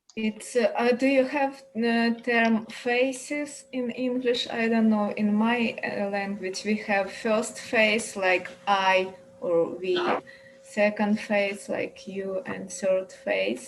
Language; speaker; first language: English; non-native, learner; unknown